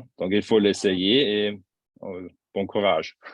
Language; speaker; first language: French; non-native, fluent; German